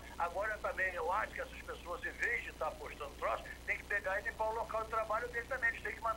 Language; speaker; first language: Portuguese; native; Portuguese